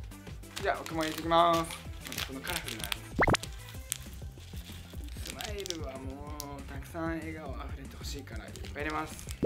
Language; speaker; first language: Japanese; native; Japanese